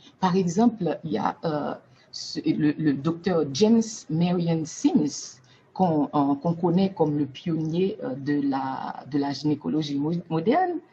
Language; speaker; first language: French; non-native, local second language; Haitian Creole